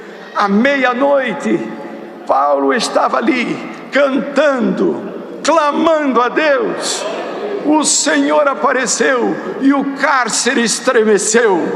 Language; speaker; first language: Portuguese; native; Portuguese